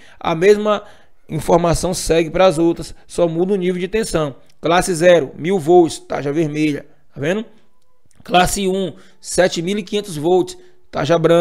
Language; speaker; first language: Portuguese; native; Portuguese